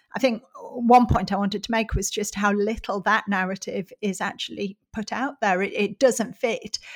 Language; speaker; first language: English; native; English